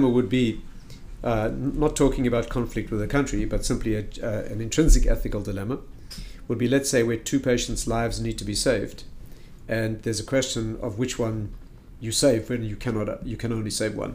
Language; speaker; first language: English; native; English